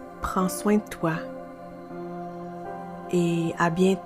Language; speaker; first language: French; native; French